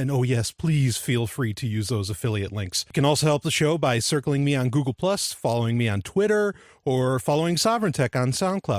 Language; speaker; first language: English; native; English